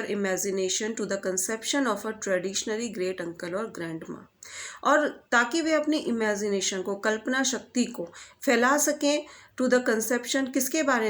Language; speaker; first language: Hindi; native; Hindi